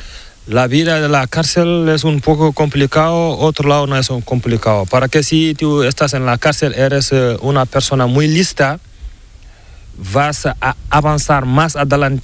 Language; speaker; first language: Spanish; non-native, learner; Fula